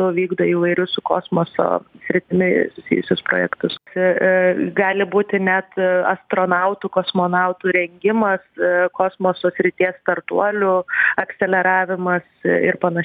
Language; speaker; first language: Lithuanian; native; Lithuanian